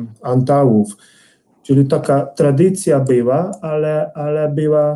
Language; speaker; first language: Polish; non-native, fluent; Hungarian